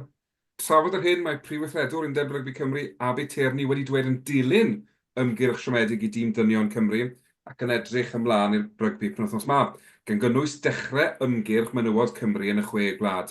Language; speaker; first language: Welsh; native; Welsh